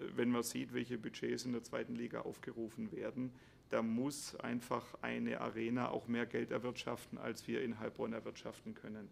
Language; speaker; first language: German; native; German